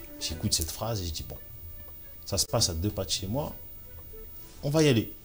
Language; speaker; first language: French; early bilingual, other home language; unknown